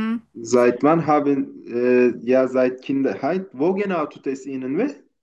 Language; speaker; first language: German; non-native, fluent; Turkish